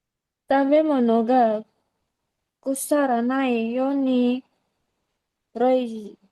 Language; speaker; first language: Japanese; non-native, learner; Indonesian